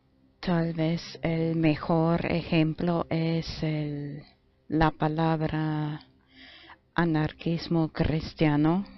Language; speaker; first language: Spanish; non-native, fluent; German